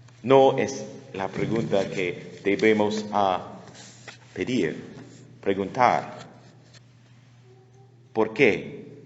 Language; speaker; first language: Spanish; non-native, learner; English